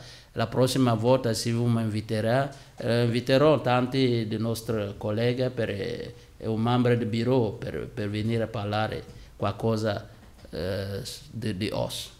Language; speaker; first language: Italian; non-native, learner; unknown